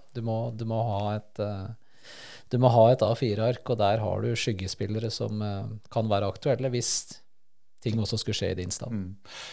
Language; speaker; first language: Norwegian; early bilingual, other home language; Spanish